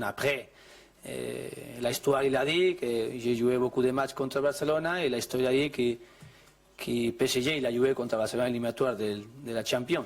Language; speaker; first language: French; non-native, learner; Spanish